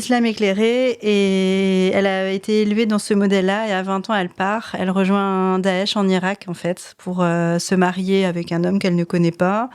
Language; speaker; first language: French; native; French